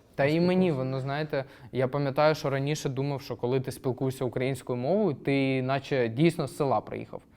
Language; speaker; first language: Ukrainian; native; Ukrainian